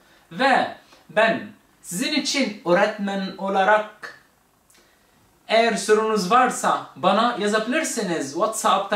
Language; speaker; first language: Turkish; non-native, fluent; Arabic